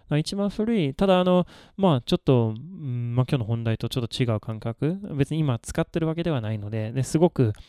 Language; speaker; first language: Japanese; non-native, fluent; Swedish